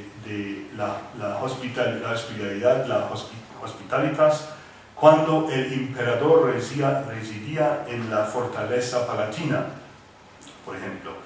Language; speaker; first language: Spanish; non-native, fluent; English